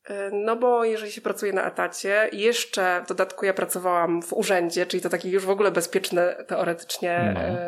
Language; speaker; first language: Polish; native; Polish